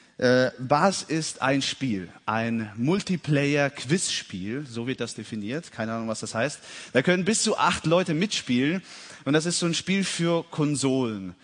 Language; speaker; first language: German; early bilingual, heritage; German